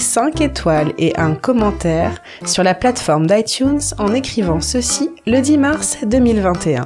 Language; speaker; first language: French; native; French